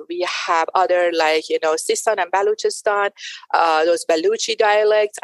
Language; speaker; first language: English; non-native, fluent; Persian